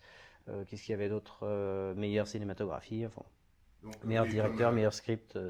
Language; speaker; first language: French; native; French